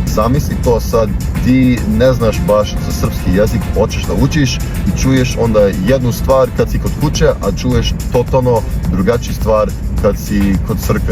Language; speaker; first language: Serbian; early bilingual, heritage; English